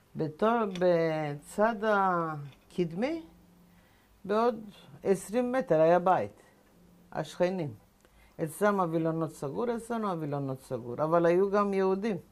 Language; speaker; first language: Hebrew; non-native, fluent; Ladino